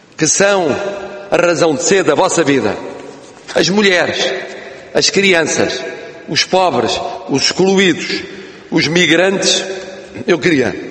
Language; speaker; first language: Portuguese; native; Portuguese